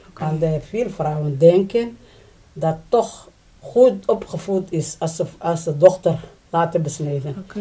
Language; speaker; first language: Dutch; non-native, learner; Somali